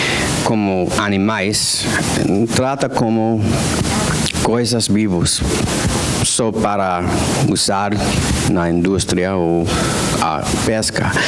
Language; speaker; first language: Portuguese; non-native, fluent; English